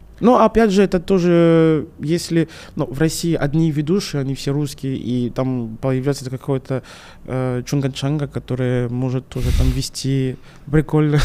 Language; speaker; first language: Russian; non-native, fluent; French